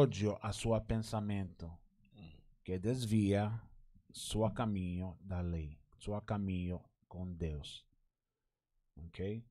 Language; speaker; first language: Portuguese; non-native, learner; Spanish